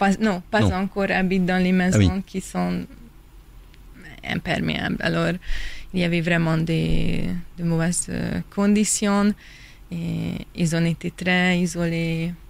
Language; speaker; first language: French; non-native, fluent; Hungarian